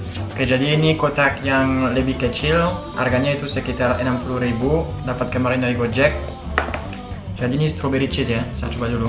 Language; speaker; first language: Indonesian; non-native, fluent; French